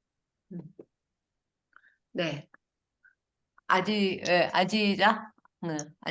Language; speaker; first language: Korean; native; Korean